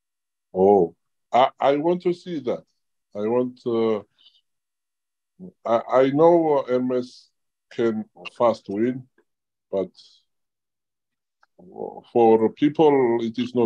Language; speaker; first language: English; non-native, learner; Georgian